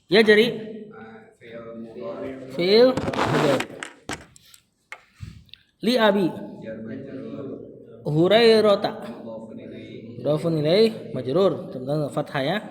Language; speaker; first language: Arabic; non-native, fluent; Indonesian